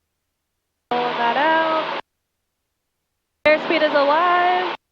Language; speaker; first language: English; native; English